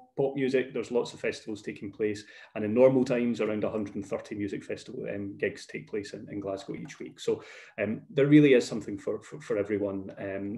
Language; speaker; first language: English; native; English